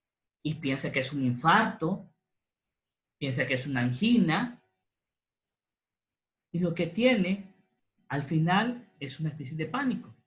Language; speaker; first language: Spanish; native; Spanish